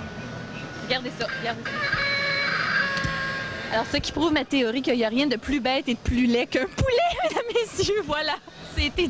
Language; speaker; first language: French; native; French